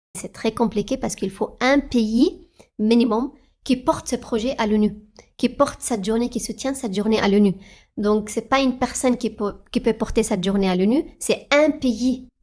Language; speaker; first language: French; non-native, fluent; Arabic